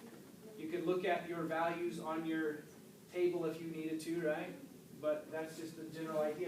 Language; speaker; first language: English; native; English